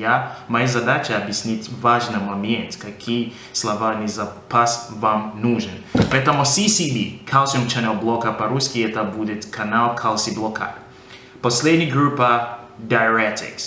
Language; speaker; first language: Russian; non-native, fluent; English